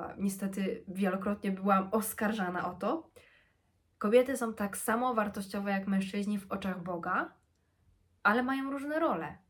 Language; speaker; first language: Polish; early bilingual, heritage; Polish